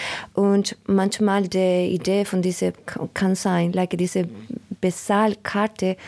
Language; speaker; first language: German; non-native, learner; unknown